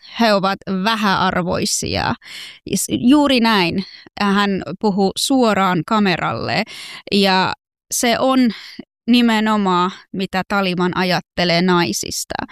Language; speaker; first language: Finnish; non-native, fluent; Persian